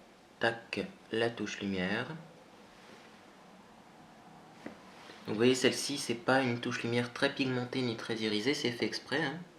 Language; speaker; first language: French; native; French